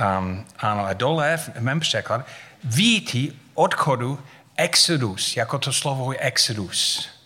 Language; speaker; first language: Czech; non-native, fluent; English